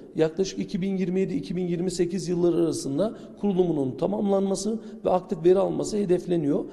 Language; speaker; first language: Turkish; native; Turkish